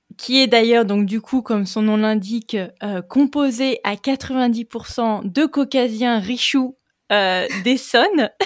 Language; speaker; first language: French; native; French